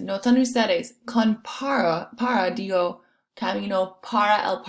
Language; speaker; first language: Spanish; non-native, fluent; English